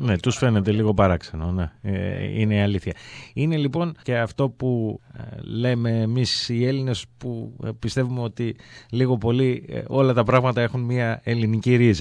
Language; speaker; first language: Greek; native; Greek